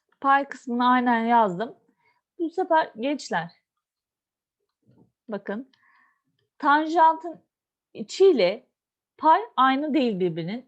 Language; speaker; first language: Turkish; native; Turkish